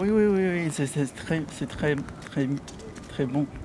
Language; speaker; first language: French; non-native, learner; Chinese